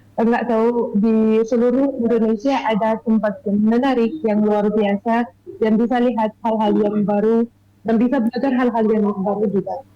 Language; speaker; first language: Indonesian; non-native, fluent; Arabic